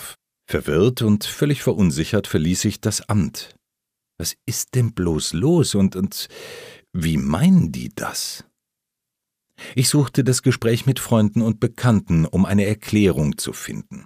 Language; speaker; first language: German; native; German